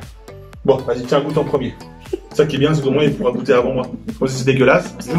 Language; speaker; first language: French; native; French